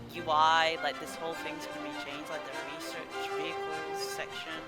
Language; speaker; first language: English; native; English